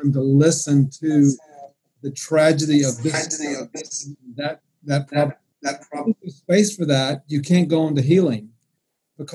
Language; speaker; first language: English; native; English